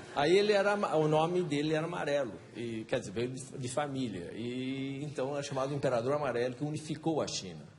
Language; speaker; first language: Portuguese; non-native, fluent; Chinese